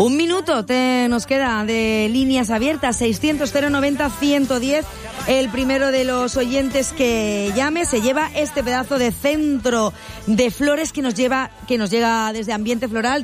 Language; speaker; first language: Spanish; native; Spanish